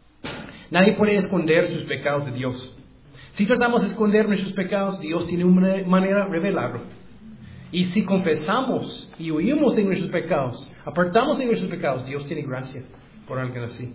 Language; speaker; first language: Spanish; non-native, learner; English